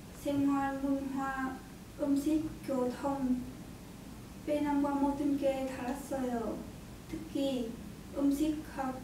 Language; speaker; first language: Korean; non-native, learner; Vietnamese